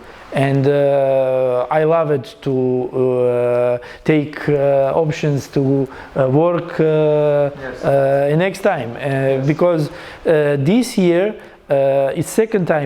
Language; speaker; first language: English; non-native, learner; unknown